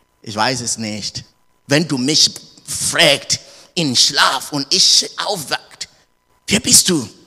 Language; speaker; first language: German; non-native, learner; English